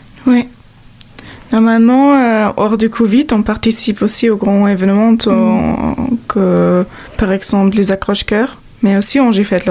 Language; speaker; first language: French; non-native, fluent; German